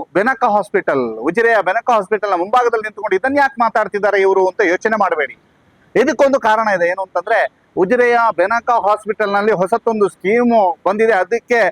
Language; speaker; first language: Kannada; native; Kannada